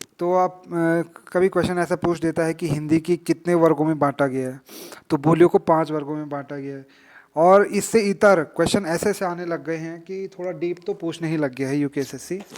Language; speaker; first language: Hindi; native; Hindi